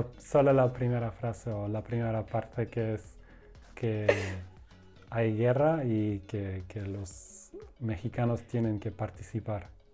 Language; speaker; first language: Spanish; non-native, fluent; German